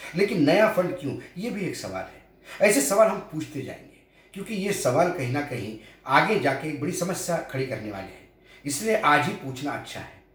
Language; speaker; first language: Hindi; non-native, local second language; Marathi